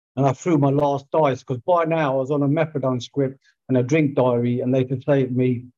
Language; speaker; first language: English; native; English